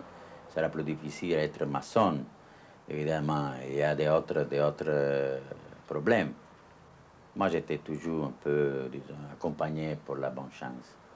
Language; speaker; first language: French; non-native, learner; Italian